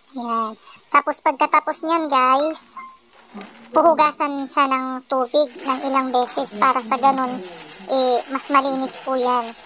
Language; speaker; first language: Filipino; non-native, local second language; Pangasinan